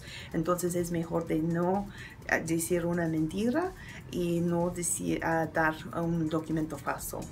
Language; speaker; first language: Spanish; non-native, learner; English